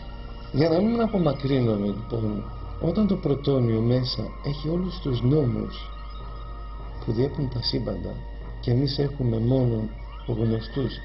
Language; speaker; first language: Greek; native; Greek